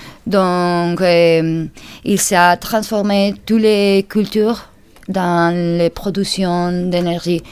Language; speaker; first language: French; non-native, learner; Spanish